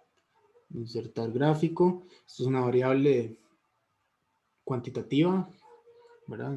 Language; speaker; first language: Spanish; native; Spanish